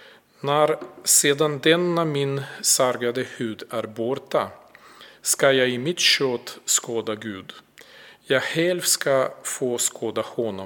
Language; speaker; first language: Swedish; non-native, fluent; Russian